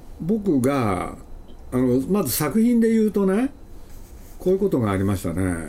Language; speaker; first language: Japanese; native; Japanese